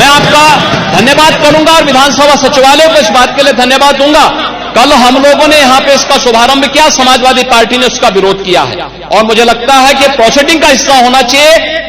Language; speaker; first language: Hindi; native; Hindi